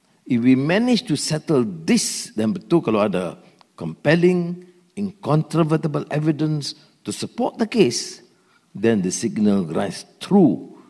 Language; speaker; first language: English; non-native, local second language; Malay